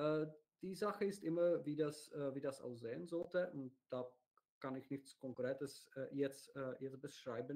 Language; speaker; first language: German; non-native, learner; Czech